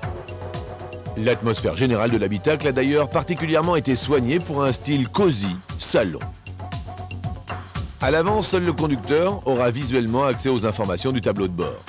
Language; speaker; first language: French; native; French